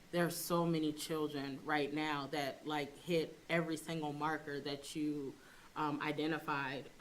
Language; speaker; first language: English; native; English